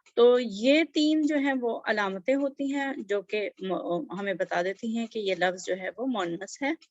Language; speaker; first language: Urdu; native; Urdu